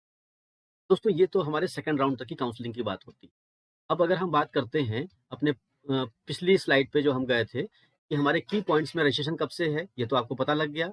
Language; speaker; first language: Hindi; native; Hindi